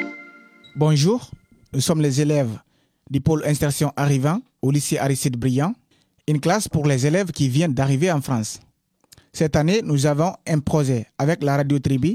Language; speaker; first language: French; non-native, learner; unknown